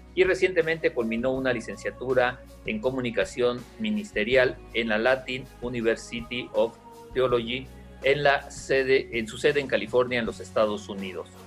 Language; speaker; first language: Spanish; native; Spanish